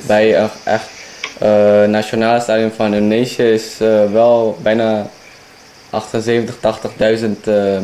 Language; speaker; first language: Dutch; non-native, fluent; Indonesian